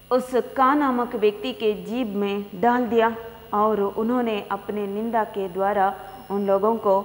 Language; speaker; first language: Hindi; non-native, local second language; Kannada